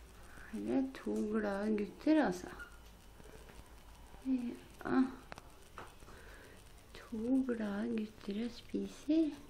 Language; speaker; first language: Norwegian; native; Norwegian